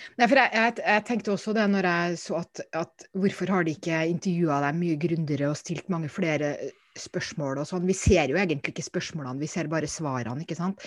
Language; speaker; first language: Norwegian; native; Norwegian